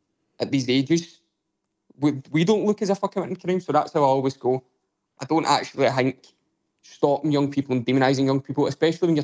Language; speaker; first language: English; native; English